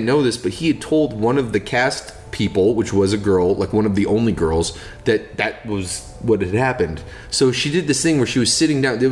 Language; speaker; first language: English; native; English